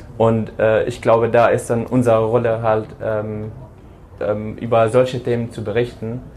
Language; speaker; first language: German; early bilingual, other home language; Arabic